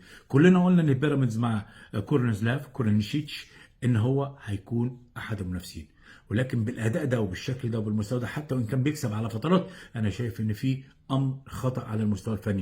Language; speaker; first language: Arabic; native; Arabic